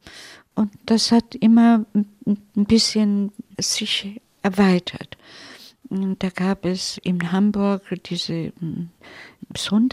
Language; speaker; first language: German; non-native, fluent; Italian